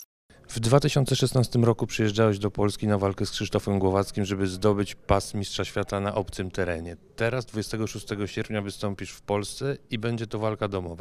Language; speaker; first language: Polish; native; Polish